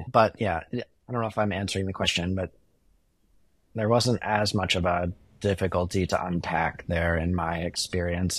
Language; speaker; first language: English; native; English